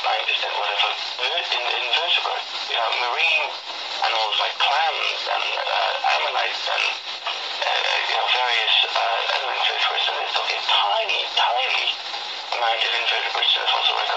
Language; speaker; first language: English; native; English